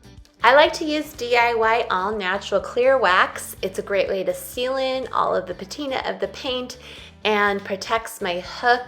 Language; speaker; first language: English; native; English